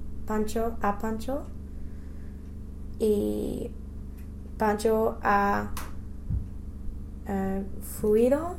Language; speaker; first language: Spanish; non-native, learner; English